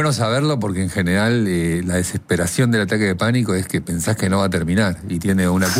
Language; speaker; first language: Spanish; native; Spanish